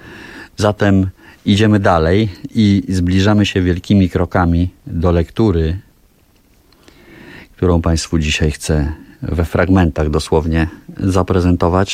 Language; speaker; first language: Polish; native; Polish